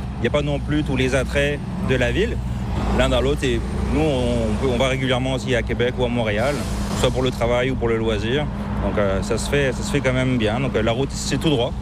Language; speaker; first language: French; native; French